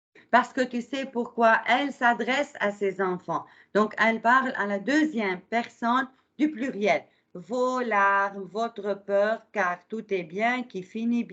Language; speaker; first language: French; non-native, fluent; Arabic